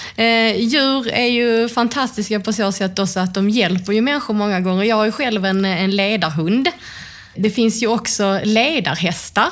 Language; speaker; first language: Swedish; native; Swedish